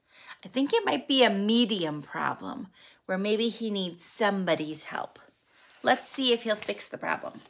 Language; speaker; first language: English; native; English